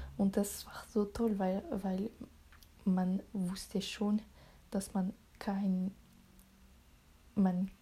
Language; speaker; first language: German; non-native, learner; French